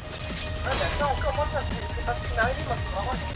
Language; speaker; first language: French; native; French